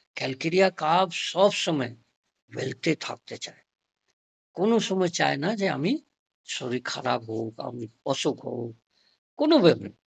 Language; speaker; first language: Bangla; non-native, local second language; Hindi